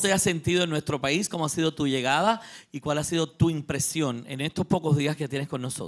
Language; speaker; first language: Spanish; native; Spanish